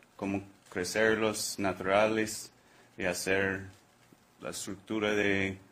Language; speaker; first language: Spanish; non-native, learner; English